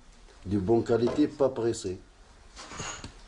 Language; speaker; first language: French; non-native, local second language; Arabic